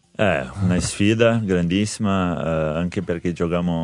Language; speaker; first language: Italian; non-native, learner; Portuguese